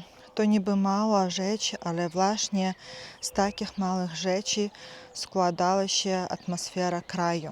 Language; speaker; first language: Polish; non-native, fluent; Ukrainian